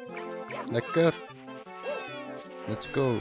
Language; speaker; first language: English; non-native, fluent; Dutch